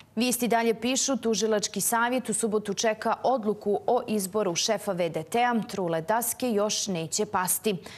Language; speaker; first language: Serbian; native; Serbian